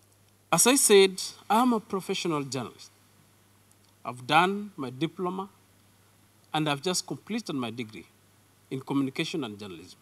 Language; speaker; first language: English; non-native, local second language; Kalenjin